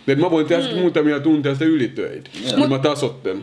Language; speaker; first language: Finnish; early bilingual, other home language; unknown